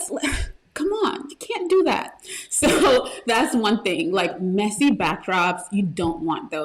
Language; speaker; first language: English; native; English